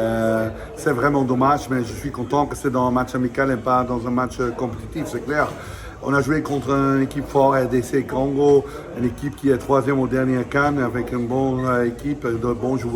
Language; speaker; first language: French; non-native, fluent; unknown